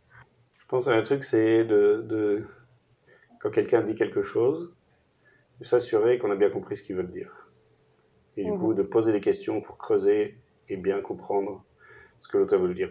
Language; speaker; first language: French; native; French